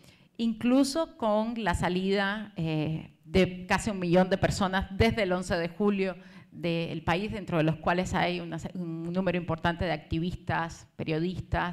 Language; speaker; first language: Spanish; native; Spanish